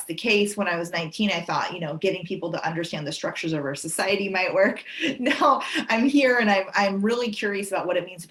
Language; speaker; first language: English; native; English